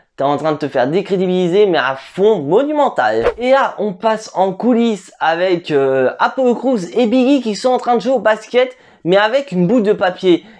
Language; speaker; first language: French; native; French